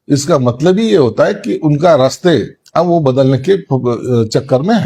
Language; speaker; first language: Hindi; non-native, local second language; Marathi